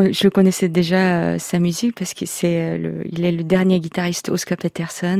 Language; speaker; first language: French; non-native, fluent; Korean